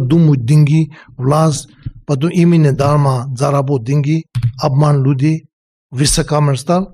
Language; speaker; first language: Russian; non-native, learner; Tibetan